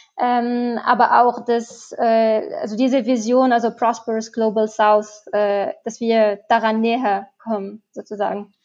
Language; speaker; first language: German; non-native, fluent; Arabic